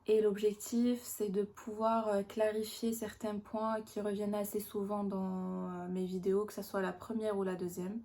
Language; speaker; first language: French; non-native, local second language; Arabic